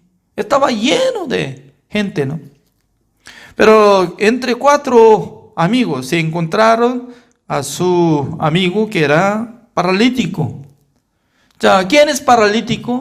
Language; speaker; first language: Spanish; non-native, fluent; Korean